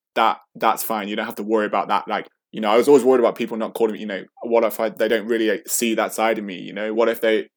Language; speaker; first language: English; native; English